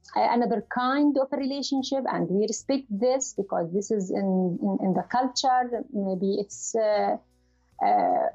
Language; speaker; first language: English; non-native, learner; Arabic